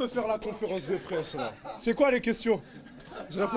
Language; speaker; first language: French; non-native, fluent; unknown